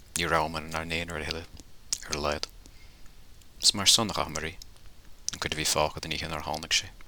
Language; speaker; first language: Irish; native; Irish